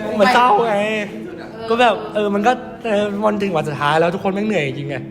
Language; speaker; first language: Thai; native; Thai